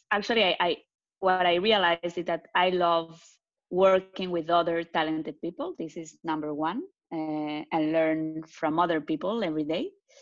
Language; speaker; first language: English; non-native, fluent; Spanish